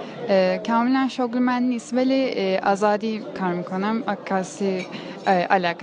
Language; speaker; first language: Persian; non-native, learner; Turkish